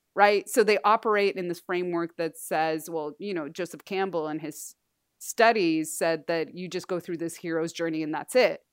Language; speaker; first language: English; native; English